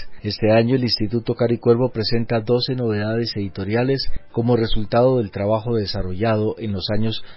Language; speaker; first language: Spanish; native; Spanish